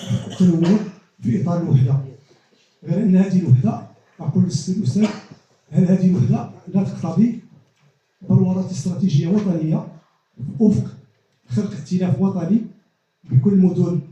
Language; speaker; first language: Arabic; native; Arabic